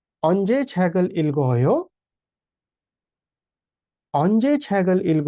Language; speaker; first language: Korean; non-native, fluent; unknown